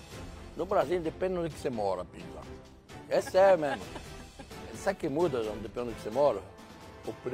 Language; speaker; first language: Portuguese; non-native, fluent; French